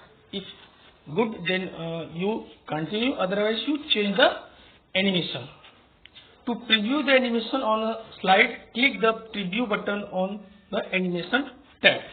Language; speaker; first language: English; non-native, local second language; Hindi